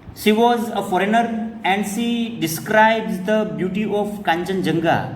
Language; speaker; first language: English; non-native, local second language; Gujarati